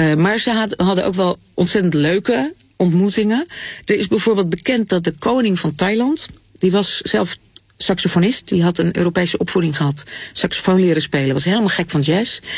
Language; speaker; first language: Dutch; native; Dutch